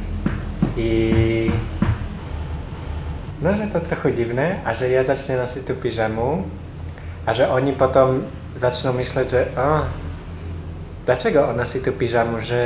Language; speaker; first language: Polish; non-native, learner; Slovak